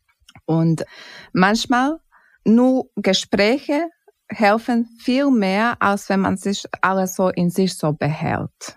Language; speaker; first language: German; non-native, fluent; Croatian